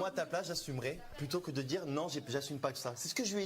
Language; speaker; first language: French; native; French